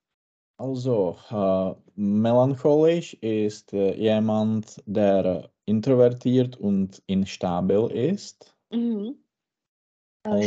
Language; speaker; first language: German; non-native, learner; Czech